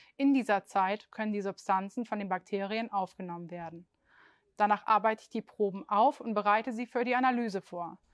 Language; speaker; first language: German; native; German